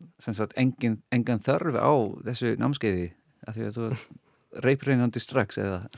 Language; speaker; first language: Icelandic; non-native, fluent; English